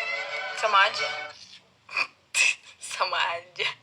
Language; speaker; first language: Indonesian; non-native, learner; Turkish